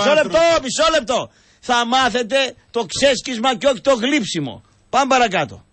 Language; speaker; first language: Greek; native; Greek